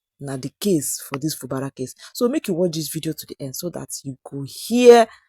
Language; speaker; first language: Nigerian Pidgin; non-native, local second language; Igbo